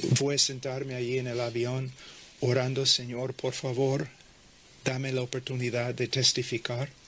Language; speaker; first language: Spanish; non-native, fluent; English